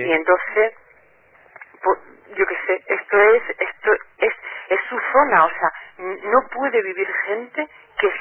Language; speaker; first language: Spanish; native; Spanish